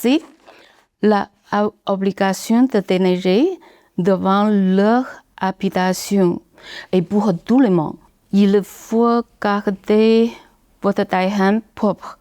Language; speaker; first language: French; non-native, learner; Chinese